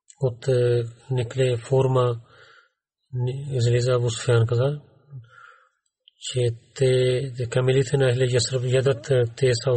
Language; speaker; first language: Bulgarian; non-native, learner; Urdu